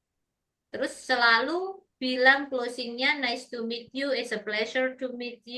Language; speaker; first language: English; non-native, fluent; Indonesian